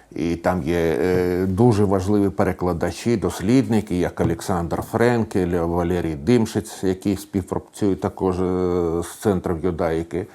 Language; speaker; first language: Ukrainian; non-native, local second language; Russian